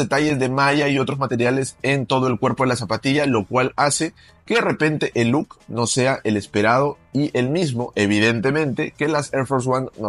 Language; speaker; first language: Spanish; native; Spanish